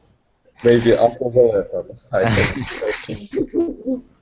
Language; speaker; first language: English; non-native, learner; Russian